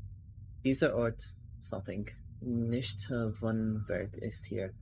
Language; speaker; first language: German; non-native, learner; English